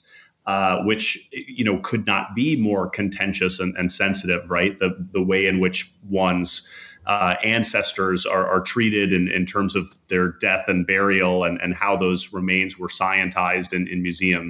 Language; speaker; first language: English; native; English